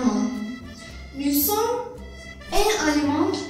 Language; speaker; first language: French; non-native, learner; Spanish